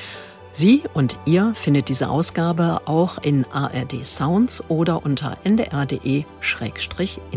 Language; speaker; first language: German; native; German